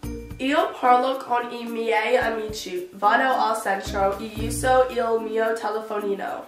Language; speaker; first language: Italian; non-native, learner; English